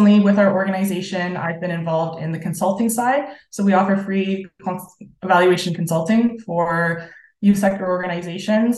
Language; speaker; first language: English; native; English